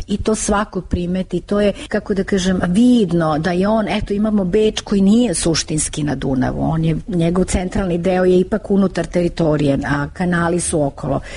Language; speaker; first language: Serbian; native; Serbian